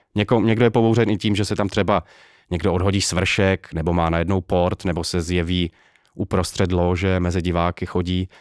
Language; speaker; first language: Czech; native; Czech